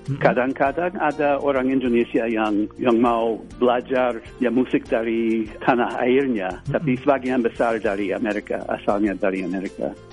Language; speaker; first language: Indonesian; non-native, fluent; English